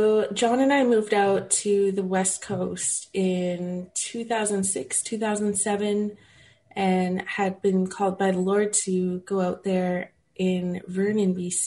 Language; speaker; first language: English; native; English